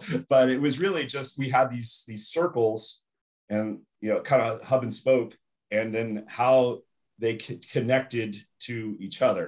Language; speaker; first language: English; native; English